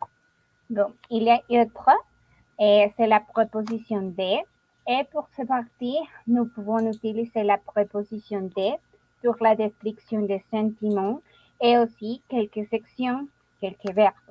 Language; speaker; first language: French; non-native, learner; Spanish